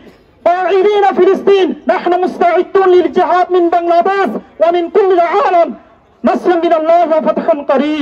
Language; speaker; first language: Arabic; non-native, learner; Bangla